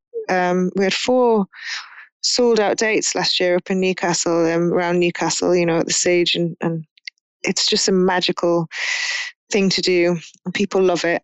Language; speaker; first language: English; native; English